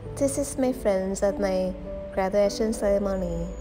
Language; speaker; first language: English; non-native, learner; Thai